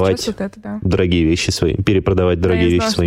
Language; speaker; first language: Russian; native; Russian